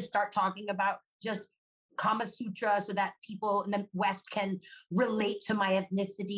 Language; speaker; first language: English; native; English